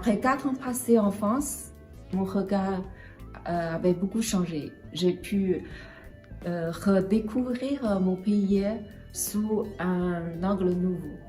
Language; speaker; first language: French; non-native, fluent; Chinese